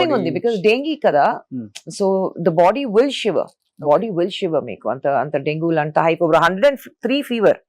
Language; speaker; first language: Telugu; non-native, local second language; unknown